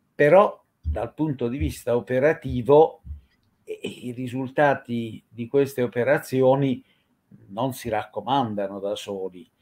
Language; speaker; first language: Italian; native; Italian